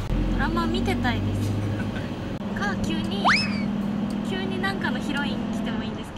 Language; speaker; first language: Japanese; native; Japanese